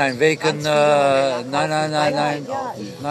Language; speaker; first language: German; non-native, fluent; Dutch